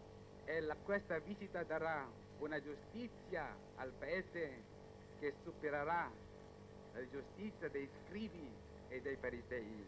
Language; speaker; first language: Italian; non-native, fluent; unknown